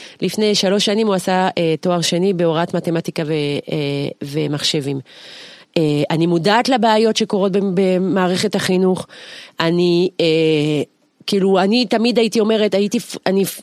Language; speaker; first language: Hebrew; non-native, fluent; French